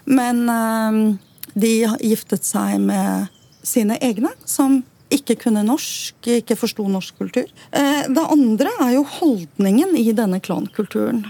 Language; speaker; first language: Norwegian; native; Norwegian